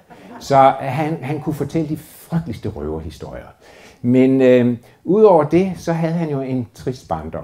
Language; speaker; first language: Danish; native; Danish